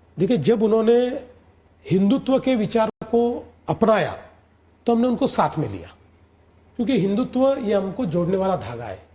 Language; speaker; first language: Hindi; non-native, local second language; Marathi